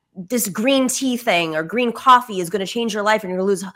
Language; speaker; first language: English; early bilingual, other home language; Greek